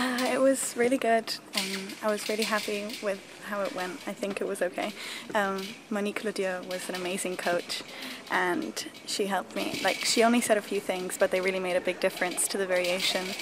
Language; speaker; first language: English; early bilingual, other home language; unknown